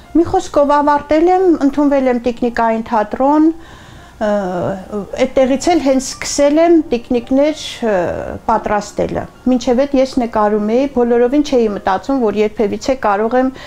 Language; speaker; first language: Armenian; native; Armenian